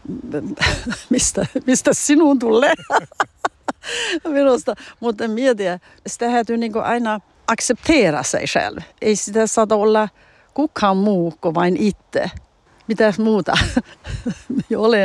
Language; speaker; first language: Finnish; early bilingual, heritage; Finnish